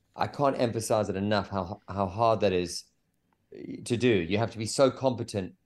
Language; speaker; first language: English; native; English